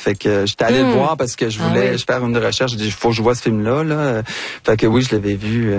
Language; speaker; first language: French; native; French